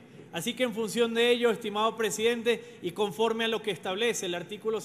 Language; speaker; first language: Spanish; native; Spanish